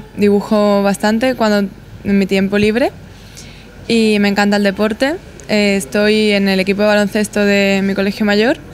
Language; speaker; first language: Spanish; native; Spanish